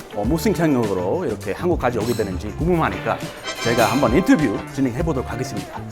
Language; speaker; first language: Korean; non-native, fluent; English